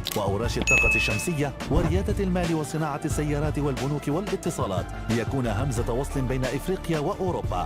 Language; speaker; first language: Arabic; native; Arabic